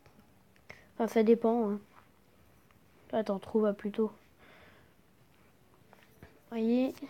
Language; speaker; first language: French; native; French